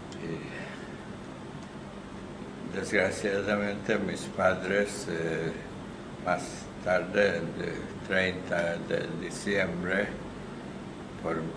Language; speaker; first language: Spanish; non-native, fluent; Hungarian